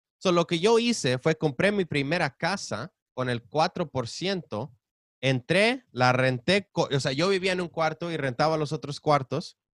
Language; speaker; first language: Spanish; early bilingual, heritage; Spanish